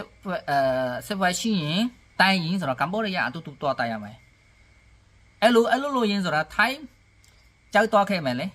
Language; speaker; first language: Burmese; non-native, learner; Khmer